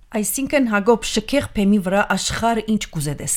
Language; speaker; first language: Armenian; native; Armenian